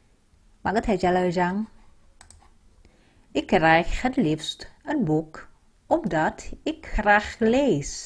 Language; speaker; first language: Dutch; non-native, fluent; Vietnamese